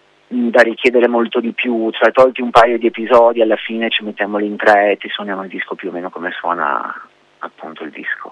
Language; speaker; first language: Italian; native; Italian